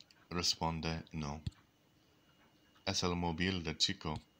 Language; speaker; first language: Spanish; non-native, learner; English